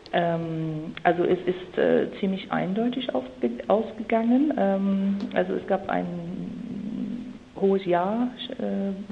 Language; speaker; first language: German; non-native, fluent; English